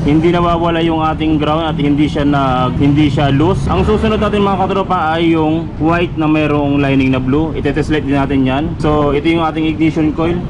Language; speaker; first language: Filipino; non-native, local second language; Pangasinan